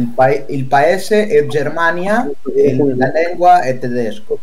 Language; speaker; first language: Italian; non-native, learner; Spanish